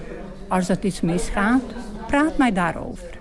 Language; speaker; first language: Dutch; non-native, learner; Bosnian